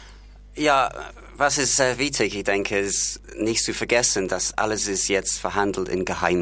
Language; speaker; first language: German; non-native, fluent; English